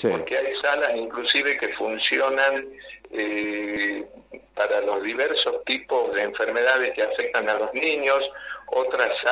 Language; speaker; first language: Spanish; native; Spanish